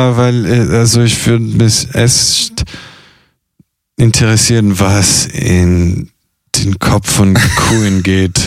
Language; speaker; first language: German; non-native, fluent; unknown